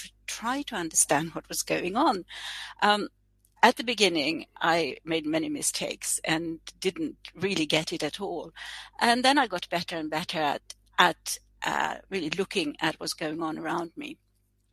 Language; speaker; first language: English; non-native, fluent; Swedish